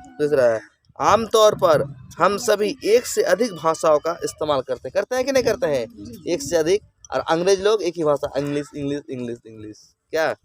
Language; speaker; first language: Hindi; native; Hindi